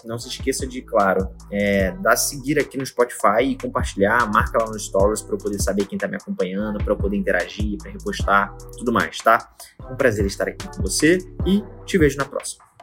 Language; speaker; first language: Portuguese; native; Portuguese